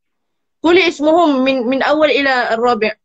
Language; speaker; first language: Arabic; non-native, learner; Malay